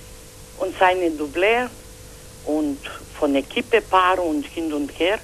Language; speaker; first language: German; non-native, fluent; Croatian